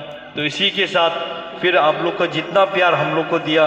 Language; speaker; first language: Hindi; non-native, fluent; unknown